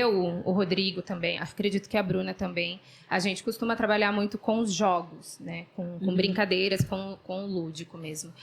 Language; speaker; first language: Portuguese; native; Portuguese